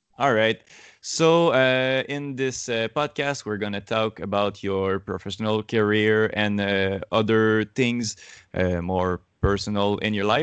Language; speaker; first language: English; non-native, learner; French